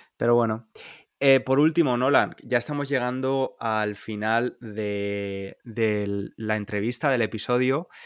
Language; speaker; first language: Spanish; native; Spanish